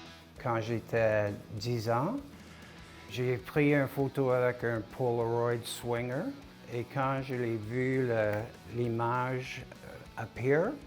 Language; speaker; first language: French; non-native, local second language; English